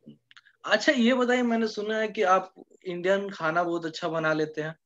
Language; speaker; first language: Hindi; native; Hindi